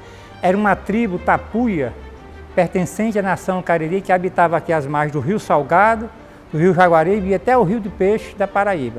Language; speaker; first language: Portuguese; native; Portuguese